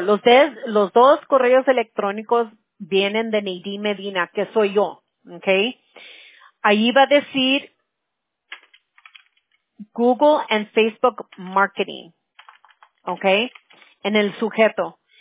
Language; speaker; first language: Spanish; early bilingual, other home language; English